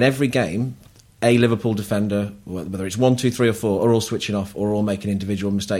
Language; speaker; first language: English; native; English